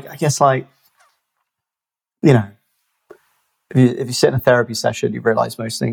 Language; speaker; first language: English; native; English